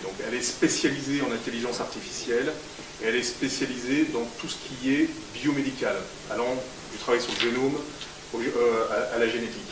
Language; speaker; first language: French; native; French